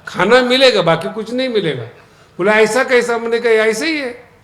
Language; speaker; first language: Hindi; non-native, local second language; Marathi